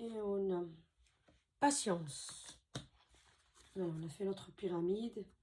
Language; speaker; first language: French; native; French